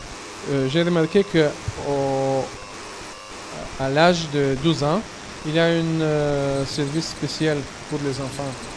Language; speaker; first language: French; non-native, fluent; Bulgarian